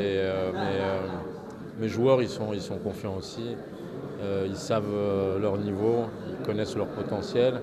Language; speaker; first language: French; non-native, local second language; Arabic